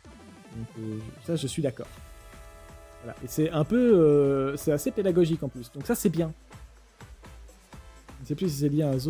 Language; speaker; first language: French; native; French